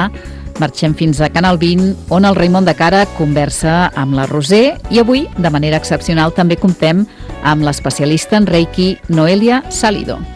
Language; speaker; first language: Catalan; native; Catalan